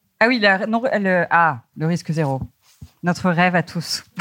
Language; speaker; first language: French; native; French